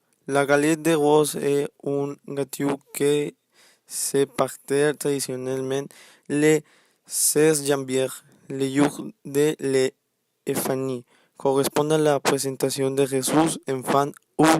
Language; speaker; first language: French; non-native, learner; Spanish